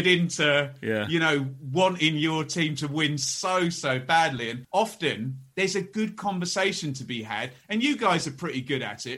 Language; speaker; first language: English; native; English